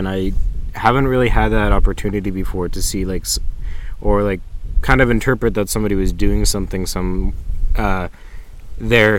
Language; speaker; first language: English; native; English